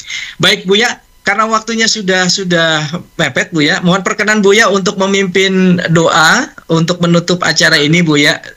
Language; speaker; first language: Indonesian; native; Indonesian